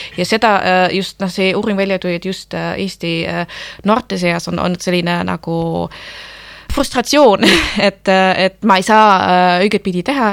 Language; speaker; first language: Estonian; non-native, fluent; German